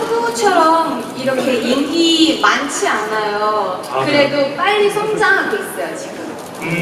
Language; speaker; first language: Korean; non-native, fluent; Chinese